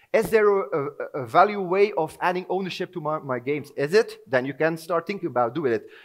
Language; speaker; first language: English; non-native, fluent; Dutch